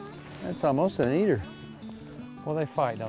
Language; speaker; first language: English; native; English